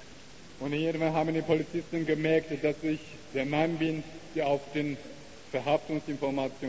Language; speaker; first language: German; non-native, learner; Chinese